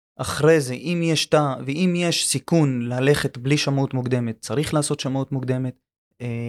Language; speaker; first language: Hebrew; non-native, local second language; Arabic